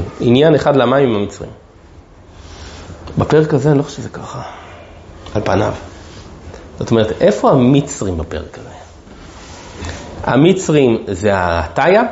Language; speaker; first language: Hebrew; native; Hebrew